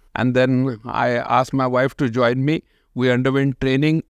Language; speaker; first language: English; non-native, local second language; Marathi